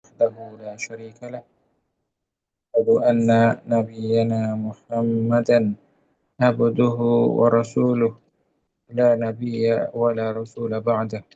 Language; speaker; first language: Arabic; non-native, fluent; Indonesian